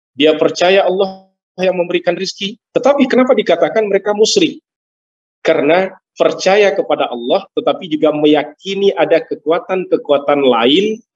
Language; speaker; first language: Indonesian; non-native, local second language; Minangkabau